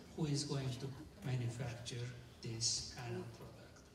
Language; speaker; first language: English; non-native, fluent; Turkish